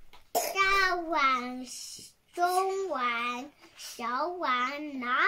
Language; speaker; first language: Chinese; early bilingual, heritage; Chinese